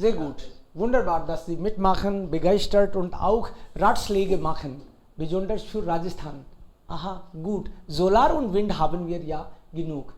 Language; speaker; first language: German; non-native, fluent; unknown